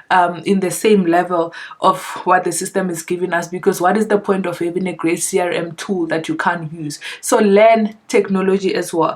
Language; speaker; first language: English; non-native, local second language; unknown